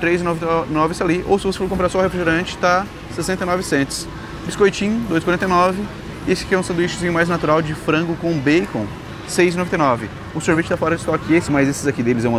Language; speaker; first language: Portuguese; native; Portuguese